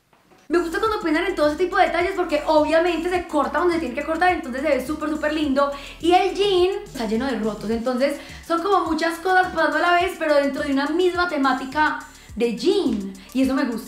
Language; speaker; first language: Spanish; native; Spanish